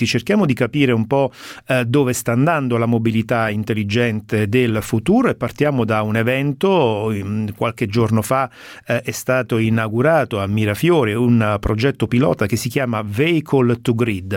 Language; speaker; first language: Italian; native; Italian